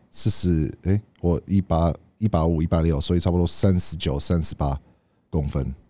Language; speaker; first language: Chinese; native; Chinese